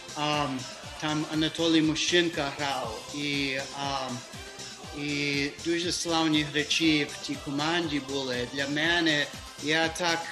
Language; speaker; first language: Ukrainian; early bilingual, heritage; Ukrainian